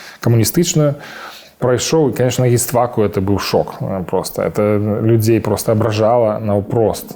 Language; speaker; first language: Belarusian; native; Belarusian